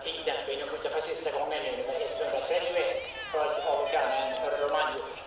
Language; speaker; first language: Swedish; native; Swedish